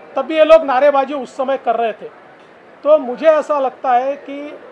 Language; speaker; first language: Hindi; non-native, local second language; Marathi